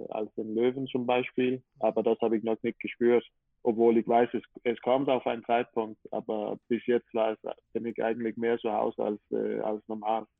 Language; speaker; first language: German; non-native, fluent; Danish